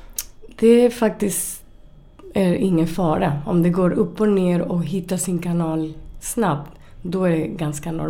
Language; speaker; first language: Swedish; non-native, fluent; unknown